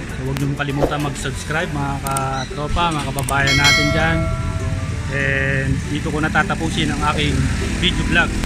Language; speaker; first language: Filipino; native; Filipino